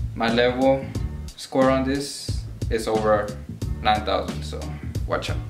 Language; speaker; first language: English; native; English